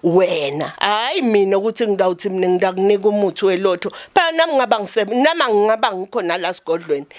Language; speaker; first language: Zulu; non-native, local second language; Swati